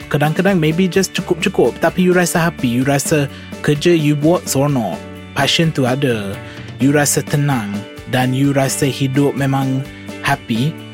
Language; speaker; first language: English; native; English